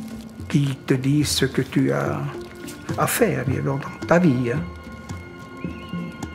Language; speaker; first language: French; non-native, local second language; German